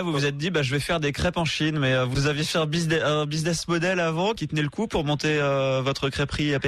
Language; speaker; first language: French; native; French